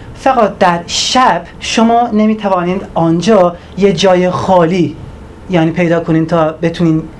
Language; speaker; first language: Persian; non-native, fluent; Turkish